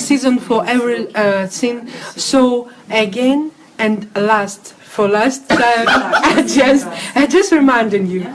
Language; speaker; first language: English; non-native, learner; Russian